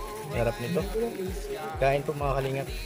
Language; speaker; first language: Filipino; non-native, local second language; Cebuano